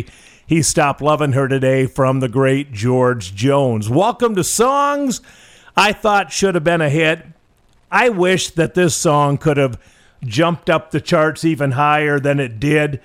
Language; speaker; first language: English; native; English